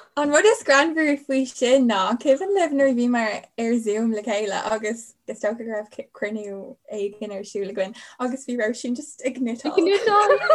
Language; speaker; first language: Irish; non-native, local second language; English